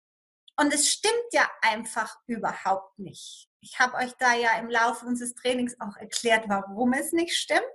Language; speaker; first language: German; native; German